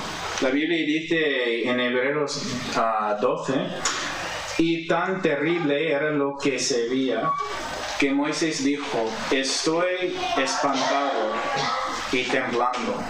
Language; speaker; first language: Spanish; non-native, fluent; English